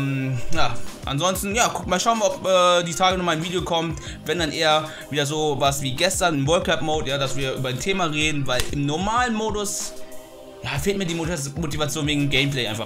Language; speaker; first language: German; native; German